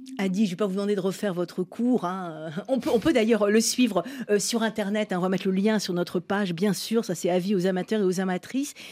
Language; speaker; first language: French; native; French